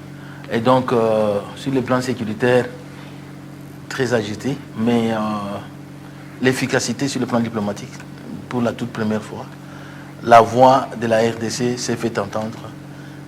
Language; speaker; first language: French; non-native, local second language; Luba-Lulua